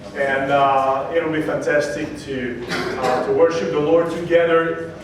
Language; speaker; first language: English; non-native, fluent; Hungarian